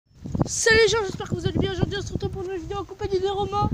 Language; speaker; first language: French; native; French